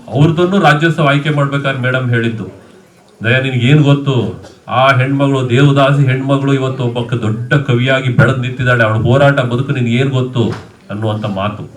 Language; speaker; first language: Kannada; native; Kannada